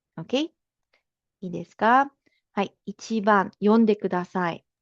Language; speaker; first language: Japanese; non-native, fluent; Filipino